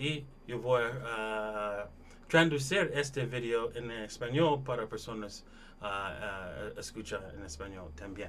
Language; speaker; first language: Spanish; non-native, learner; English